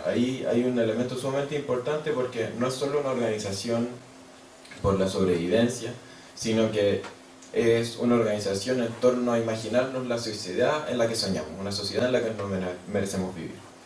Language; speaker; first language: Spanish; native; Spanish